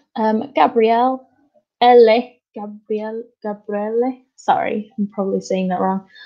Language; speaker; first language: English; native; English